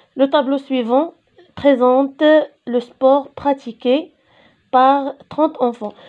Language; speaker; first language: French; non-native, local second language; Arabic